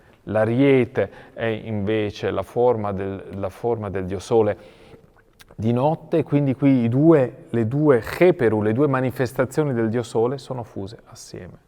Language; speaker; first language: Italian; native; Italian